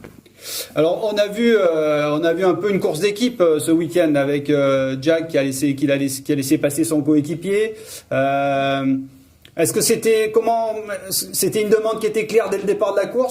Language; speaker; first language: French; native; French